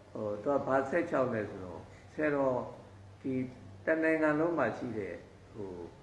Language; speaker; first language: Burmese; native; Burmese